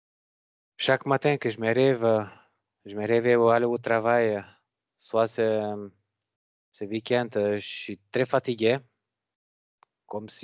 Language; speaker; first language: French; non-native, learner; Macedonian